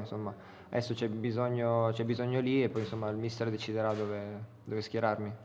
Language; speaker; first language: Italian; native; Italian